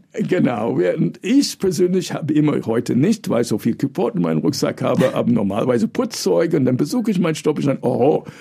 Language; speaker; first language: German; early bilingual, other home language; English